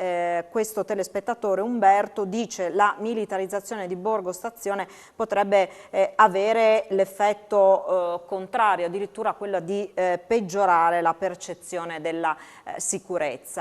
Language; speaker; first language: Italian; native; Italian